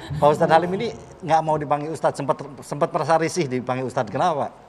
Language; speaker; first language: Indonesian; native; Indonesian